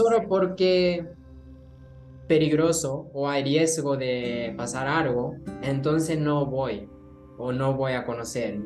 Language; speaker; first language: Spanish; non-native, learner; Japanese